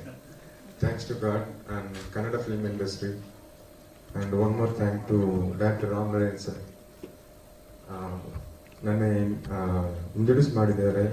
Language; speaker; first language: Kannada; non-native, learner; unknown